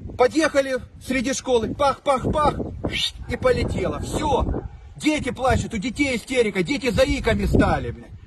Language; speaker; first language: Russian; native; Russian